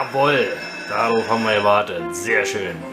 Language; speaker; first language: German; native; German